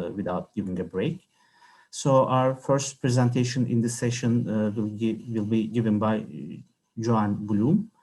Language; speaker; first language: English; non-native, fluent; Turkish